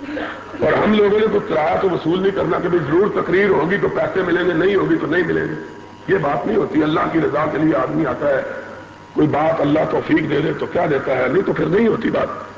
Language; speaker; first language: Urdu; non-native, local second language; Punjabi